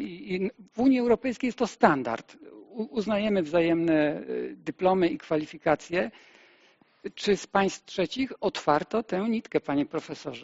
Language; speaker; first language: Polish; native; Polish